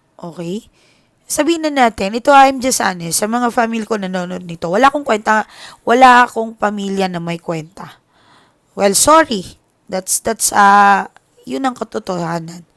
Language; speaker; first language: Filipino; non-native, local second language; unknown